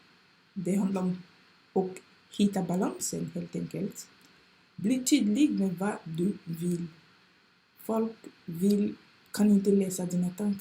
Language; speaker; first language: Swedish; non-native, fluent; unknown